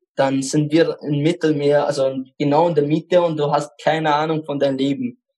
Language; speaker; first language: German; non-native, fluent; Arabic